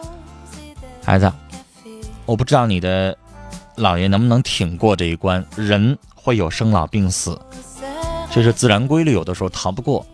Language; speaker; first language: Chinese; native; Chinese